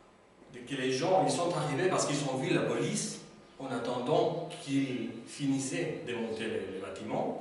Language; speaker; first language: French; non-native, learner; Spanish